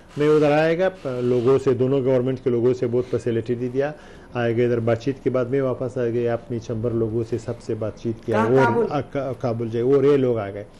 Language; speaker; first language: Hindi; non-native, learner; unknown